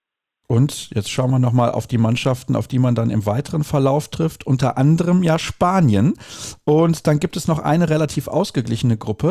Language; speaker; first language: German; native; German